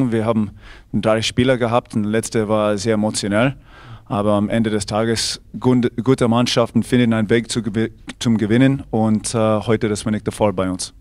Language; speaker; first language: German; non-native, fluent; English